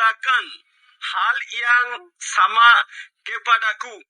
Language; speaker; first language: Indonesian; non-native, learner; Bangla